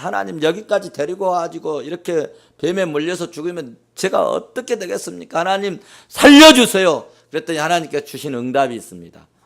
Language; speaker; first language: Korean; native; Korean